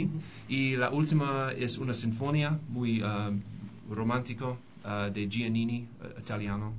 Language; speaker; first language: Spanish; non-native, learner; English